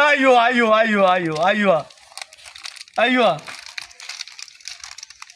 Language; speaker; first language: Arabic; non-native, learner; Bangla